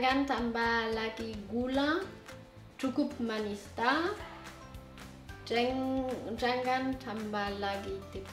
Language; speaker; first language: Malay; non-native, learner; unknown